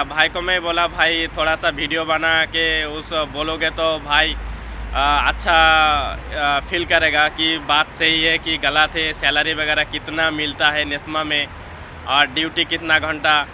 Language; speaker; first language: Hindi; non-native, local second language; Bangla